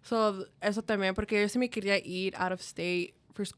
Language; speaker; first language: Spanish; early bilingual, heritage; Spanish